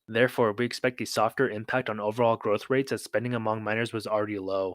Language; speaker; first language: English; native; English